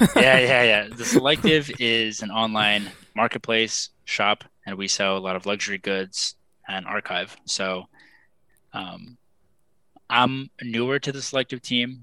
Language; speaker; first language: English; native; English